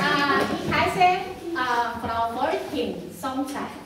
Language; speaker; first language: German; non-native, learner; Chinese